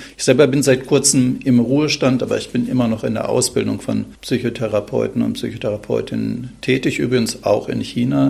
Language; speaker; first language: German; native; German